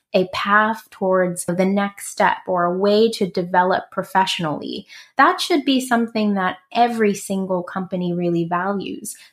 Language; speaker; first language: English; native; English